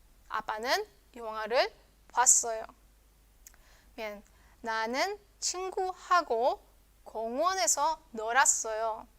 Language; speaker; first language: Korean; non-native, fluent; Spanish